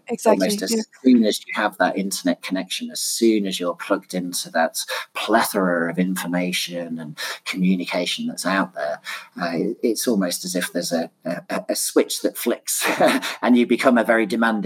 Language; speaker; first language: English; native; English